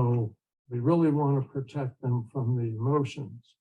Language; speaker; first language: English; native; English